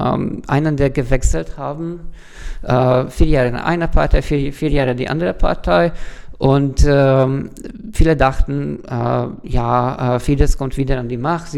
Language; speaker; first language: German; non-native, fluent; Hungarian